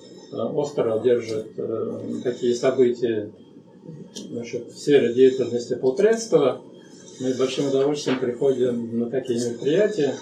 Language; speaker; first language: Russian; native; Russian